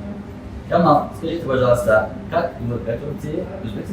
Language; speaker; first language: Russian; non-native, learner; Azerbaijani